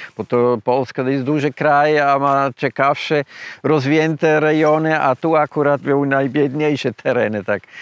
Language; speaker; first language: Polish; non-native, fluent; German